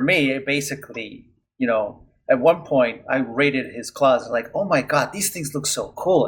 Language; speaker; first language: English; non-native, fluent; Spanish